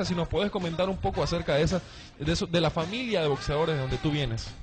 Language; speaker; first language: Spanish; native; Spanish